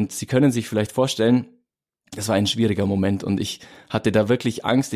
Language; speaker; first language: German; native; German